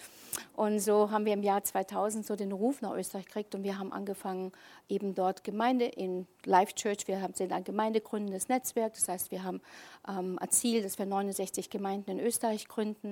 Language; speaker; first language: German; native; German